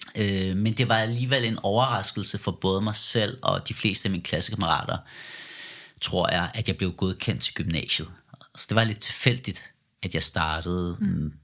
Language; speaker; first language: Danish; early bilingual, other home language; Persian